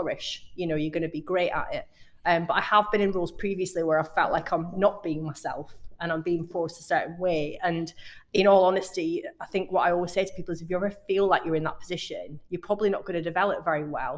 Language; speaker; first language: English; native; English